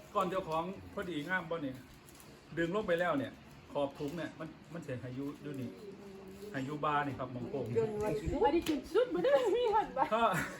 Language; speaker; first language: Thai; native; Thai